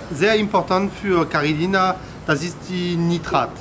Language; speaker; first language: German; non-native, learner; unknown